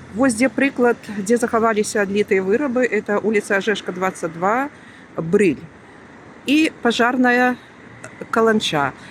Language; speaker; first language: Belarusian; native; Belarusian